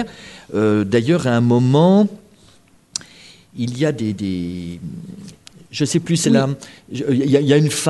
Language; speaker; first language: French; native; French